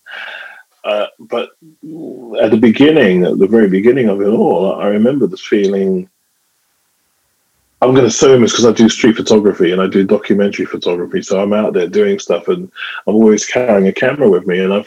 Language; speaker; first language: English; native; English